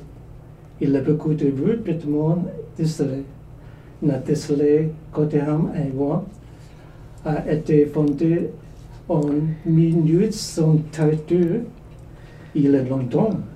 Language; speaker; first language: French; non-native, learner; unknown